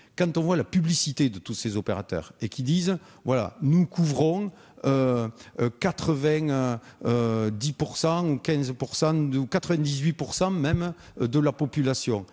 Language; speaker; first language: French; native; French